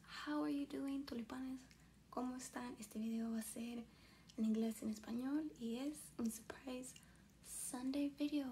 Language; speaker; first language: Spanish; early bilingual, heritage; Spanish